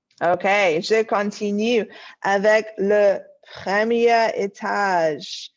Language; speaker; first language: French; non-native, fluent; English